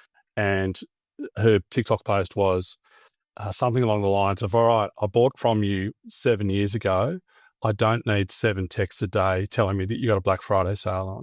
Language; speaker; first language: English; native; English